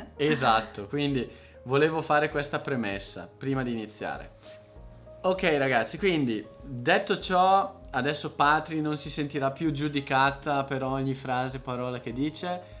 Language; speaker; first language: Italian; native; Italian